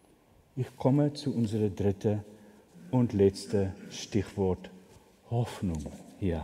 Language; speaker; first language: German; non-native, fluent; Afrikaans